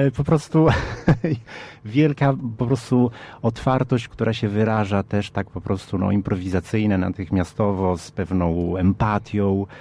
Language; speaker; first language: Polish; non-native, fluent; Italian